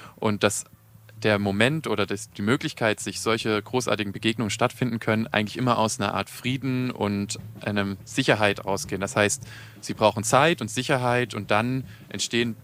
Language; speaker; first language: German; native; German